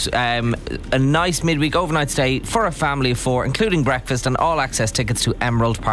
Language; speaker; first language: English; native; English